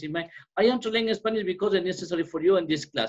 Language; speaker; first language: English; non-native, learner; Spanish